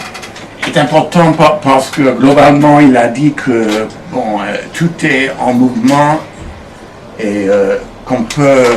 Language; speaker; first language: French; non-native, fluent; English